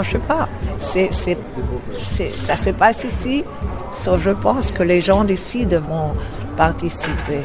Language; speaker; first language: French; non-native, fluent; Spanish